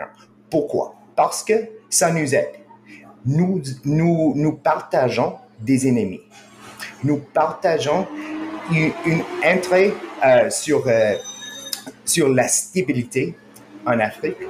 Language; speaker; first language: French; non-native, fluent; English